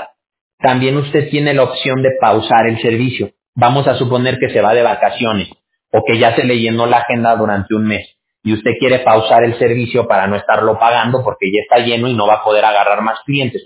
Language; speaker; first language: Spanish; native; Spanish